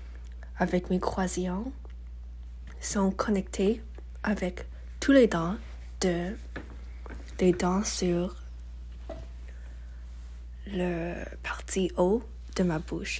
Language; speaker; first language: French; non-native, learner; English